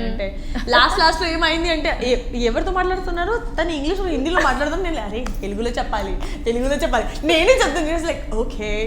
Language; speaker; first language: Telugu; non-native, learner; Gujarati